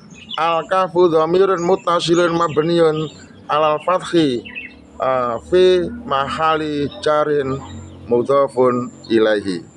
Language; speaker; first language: Arabic; non-native, fluent; Indonesian